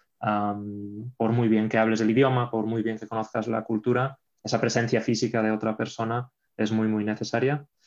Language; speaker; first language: Spanish; non-native, local second language; Catalan